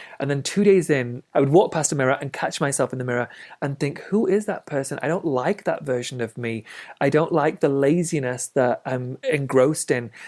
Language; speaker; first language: English; native; English